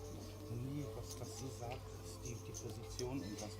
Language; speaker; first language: German; native; German